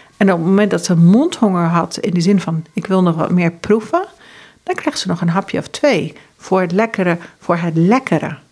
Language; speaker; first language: Dutch; early bilingual, heritage; Dutch